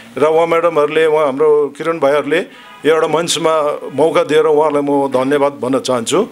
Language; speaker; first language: Nepali; native; Nepali